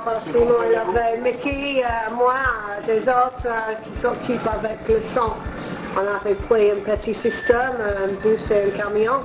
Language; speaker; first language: French; non-native, learner; English